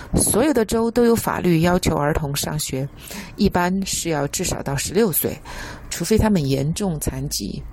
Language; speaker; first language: Chinese; native; Chinese